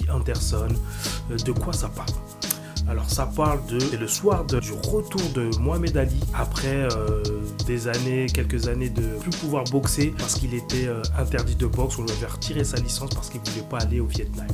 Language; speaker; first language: French; native; French